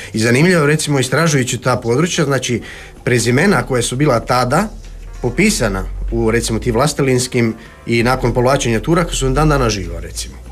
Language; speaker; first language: Croatian; native; Croatian